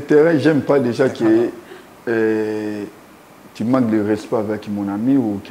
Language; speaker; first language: French; native; French